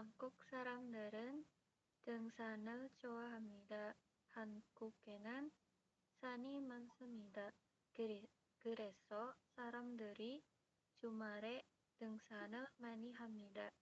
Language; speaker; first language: Korean; non-native, learner; Indonesian